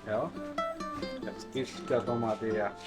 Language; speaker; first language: Finnish; non-native, learner; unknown